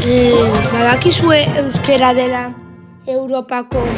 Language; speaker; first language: Basque; non-native, local second language; Spanish